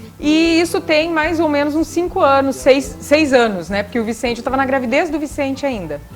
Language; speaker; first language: Portuguese; native; Portuguese